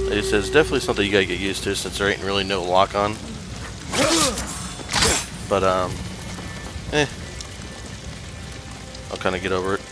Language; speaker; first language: English; native; English